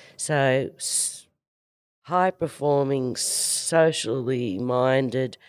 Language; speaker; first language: English; native; English